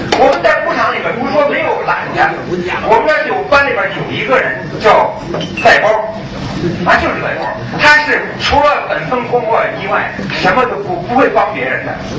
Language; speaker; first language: Chinese; early bilingual, other home language; English